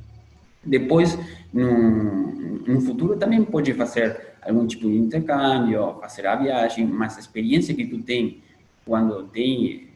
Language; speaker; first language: Portuguese; non-native, fluent; Spanish